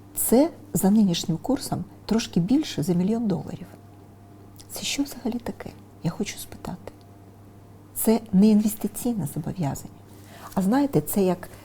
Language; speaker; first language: Ukrainian; non-native, local second language; Russian